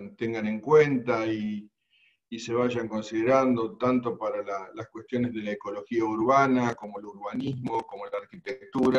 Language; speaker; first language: Spanish; native; Spanish